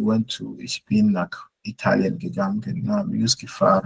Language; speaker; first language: German; non-native, fluent; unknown